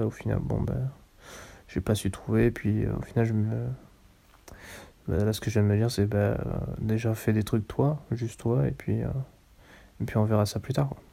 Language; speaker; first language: French; native; French